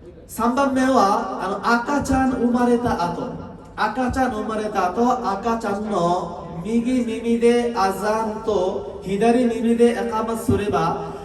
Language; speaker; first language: Japanese; non-native, learner; Bangla